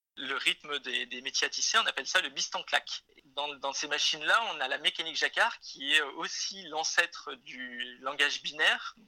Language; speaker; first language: French; native; French